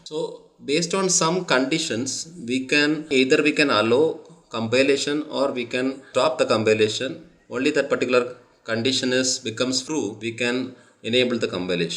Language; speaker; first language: English; non-native, local second language; Tamil